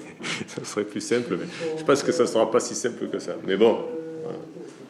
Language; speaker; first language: French; native; French